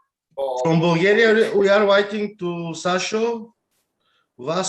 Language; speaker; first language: English; non-native, learner; Bulgarian